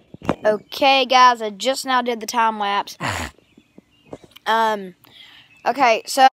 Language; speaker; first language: English; native; English